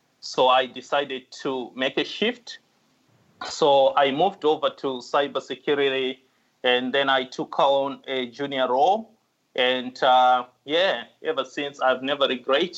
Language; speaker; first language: English; non-native, local second language; Shona